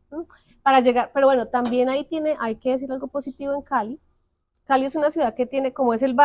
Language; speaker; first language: Spanish; native; Spanish